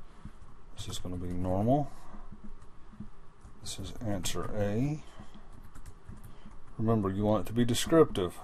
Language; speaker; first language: English; native; English